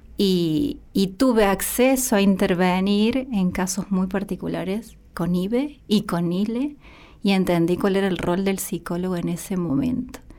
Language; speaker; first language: Spanish; native; Spanish